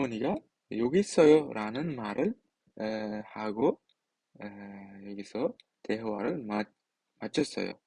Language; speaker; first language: Korean; non-native, fluent; Uzbek